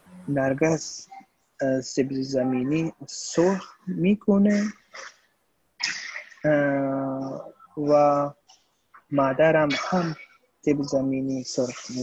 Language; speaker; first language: Persian; non-native, learner; Urdu